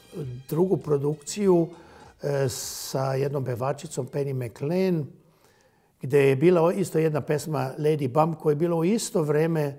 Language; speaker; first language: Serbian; non-native, local second language; Hungarian